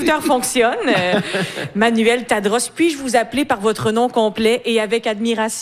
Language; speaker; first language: French; native; French